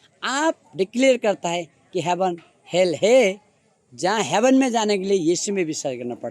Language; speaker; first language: Hindi; non-native, learner; Nepali